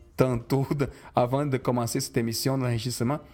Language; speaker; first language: French; non-native, fluent; Portuguese